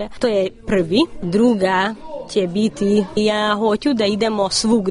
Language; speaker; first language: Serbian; non-native, local second language; Hungarian